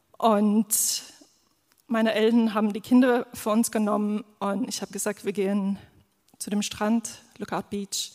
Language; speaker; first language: German; non-native, fluent; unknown